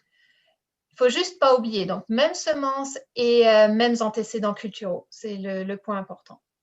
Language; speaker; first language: French; native; French